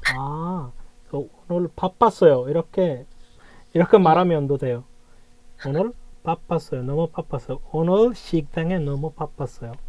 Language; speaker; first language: Korean; non-native, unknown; Bangla